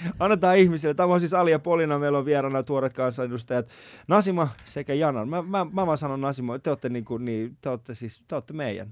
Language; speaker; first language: Finnish; non-native, fluent; Persian